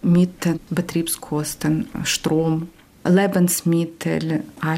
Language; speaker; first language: German; non-native, learner; Ukrainian